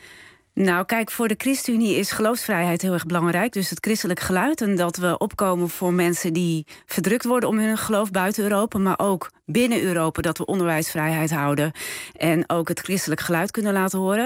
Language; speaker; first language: Dutch; native; Dutch